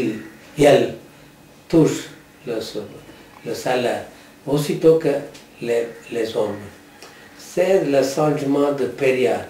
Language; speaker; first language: French; non-native, learner; Tamil